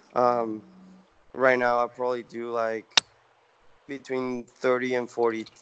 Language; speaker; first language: English; non-native, fluent; Spanish